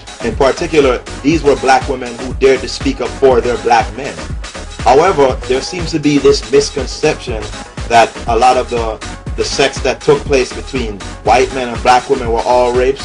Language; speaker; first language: English; native; English